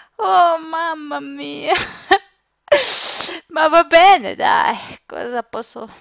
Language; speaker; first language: Italian; non-native, fluent; Serbian